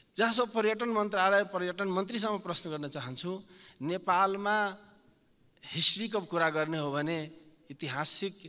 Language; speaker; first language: Nepali; non-native, local second language; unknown